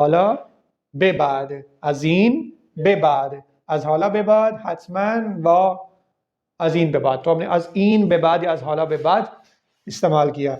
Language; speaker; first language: Persian; non-native, fluent; Urdu